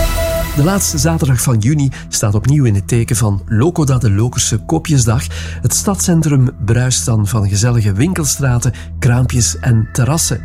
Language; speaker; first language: Dutch; native; Dutch